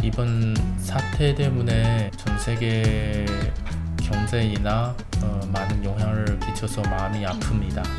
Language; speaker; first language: Korean; non-native, learner; Chinese